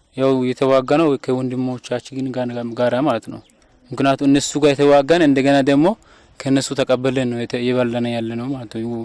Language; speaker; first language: Amharic; non-native, local second language; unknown